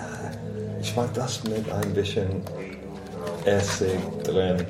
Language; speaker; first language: German; non-native, fluent; English